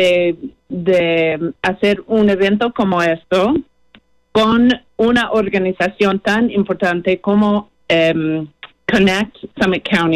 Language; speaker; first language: Spanish; non-native, fluent; English